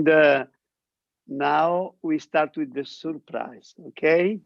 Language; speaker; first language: English; non-native, learner; Italian